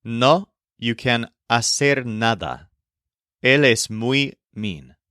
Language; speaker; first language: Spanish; non-native, fluent; English